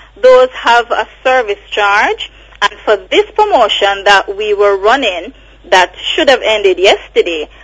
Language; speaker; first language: English; native; English